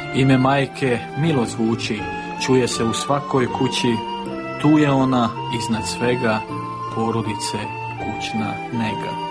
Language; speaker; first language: Serbian; early bilingual, heritage; Serbian